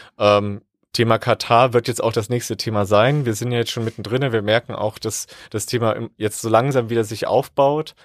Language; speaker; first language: German; native; German